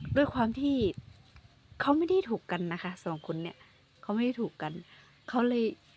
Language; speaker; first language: Thai; non-native, local second language; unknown